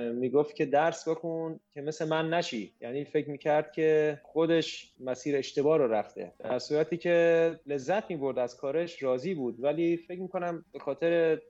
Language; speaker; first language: Persian; native; Persian